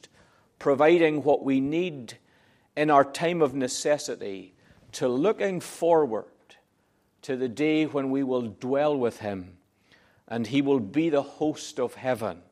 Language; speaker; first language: English; native; English